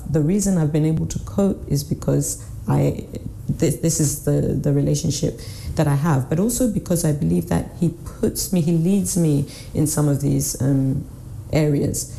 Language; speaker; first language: English; native; English